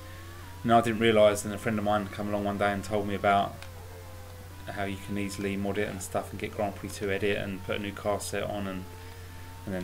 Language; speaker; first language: English; native; English